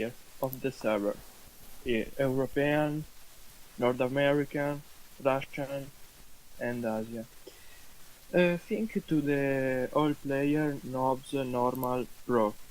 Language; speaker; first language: English; non-native, learner; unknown